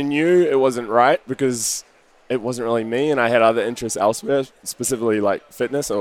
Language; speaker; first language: English; native; English